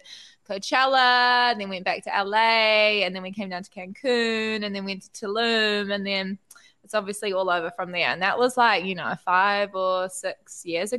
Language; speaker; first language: English; native; English